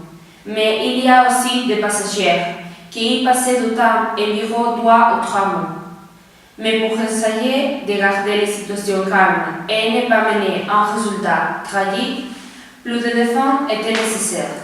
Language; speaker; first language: French; non-native, learner; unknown